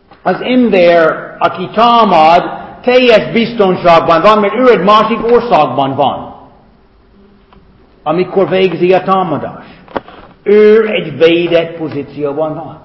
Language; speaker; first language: Hungarian; non-native, fluent; English